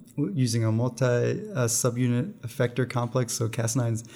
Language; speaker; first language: English; native; English